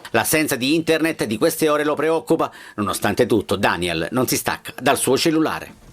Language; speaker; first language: Italian; native; Italian